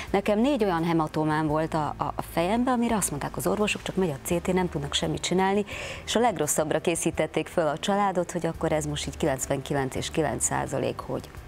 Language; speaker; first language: Hungarian; early bilingual, other home language; Czech